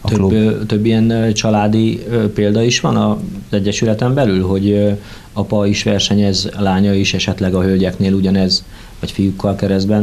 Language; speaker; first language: Hungarian; native; Hungarian